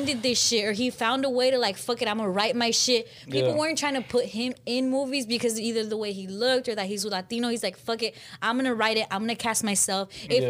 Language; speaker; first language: English; early bilingual, other home language; Spanish